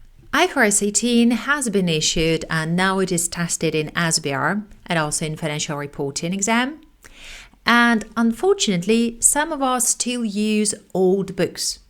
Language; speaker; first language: English; non-native, fluent; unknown